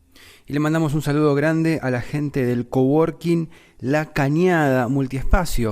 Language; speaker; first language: Spanish; native; Spanish